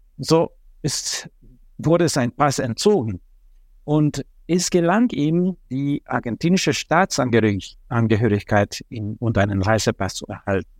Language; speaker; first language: German; non-native, fluent; Spanish